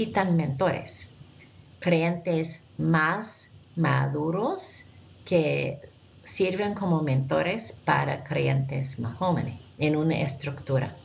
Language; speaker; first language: Spanish; non-native, fluent; English